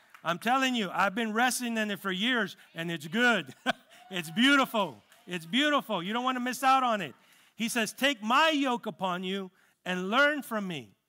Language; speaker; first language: English; early bilingual, other home language; Spanish